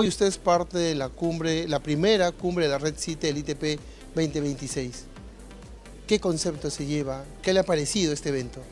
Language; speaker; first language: Spanish; native; Spanish